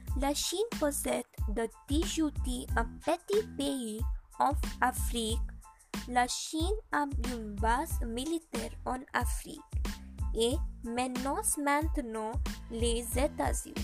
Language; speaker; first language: French; non-native, learner; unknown